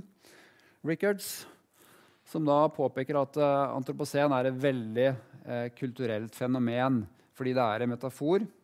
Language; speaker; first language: Norwegian; native; Norwegian